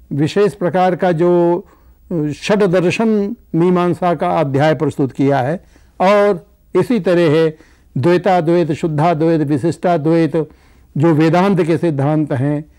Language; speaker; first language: Hindi; native; Hindi